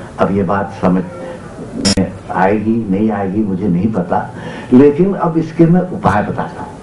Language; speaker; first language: Hindi; native; Hindi